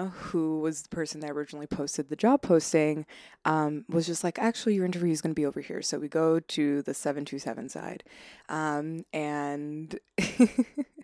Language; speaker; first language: English; native; English